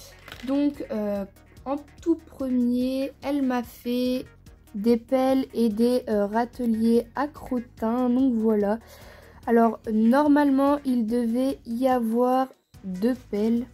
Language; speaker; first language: French; native; French